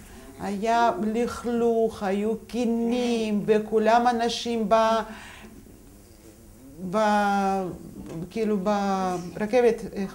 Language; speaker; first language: Hebrew; non-native, fluent; Russian